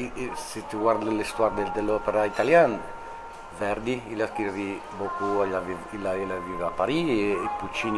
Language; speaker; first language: French; non-native, fluent; Italian